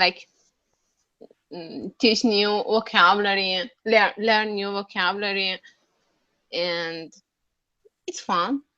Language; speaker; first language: English; non-native, learner; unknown